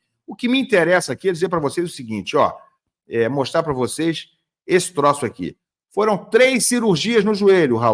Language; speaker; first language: Portuguese; native; Portuguese